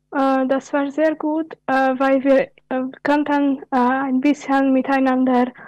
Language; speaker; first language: German; non-native, learner; Hungarian